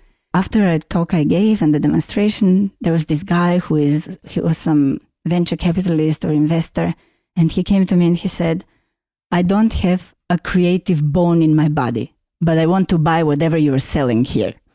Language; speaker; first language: English; non-native, fluent; Macedonian